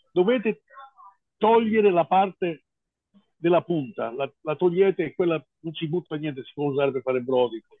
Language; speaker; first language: Italian; non-native, fluent; English